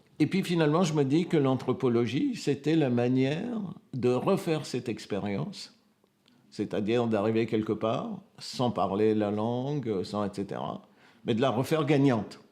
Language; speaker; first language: French; early bilingual, other home language; Romanian